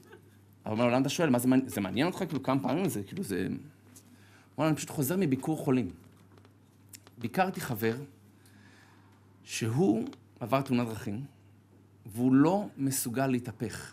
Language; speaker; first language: Hebrew; native; Hebrew